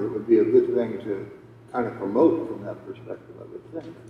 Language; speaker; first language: English; native; English